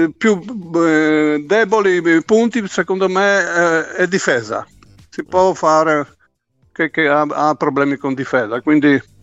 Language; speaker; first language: Italian; non-native, learner; Polish